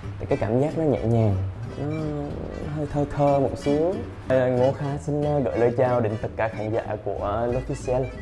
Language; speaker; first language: Vietnamese; early bilingual, heritage; Vietnamese